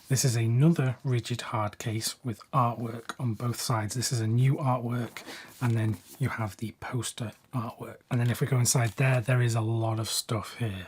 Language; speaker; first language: English; native; English